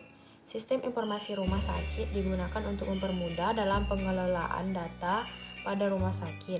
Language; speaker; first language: Indonesian; native; Indonesian